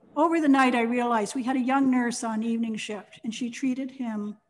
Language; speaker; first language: English; native; English